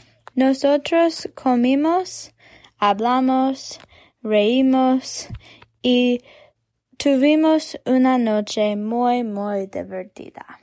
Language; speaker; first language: Spanish; non-native, learner; English